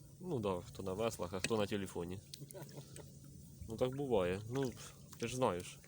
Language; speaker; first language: Ukrainian; native; Ukrainian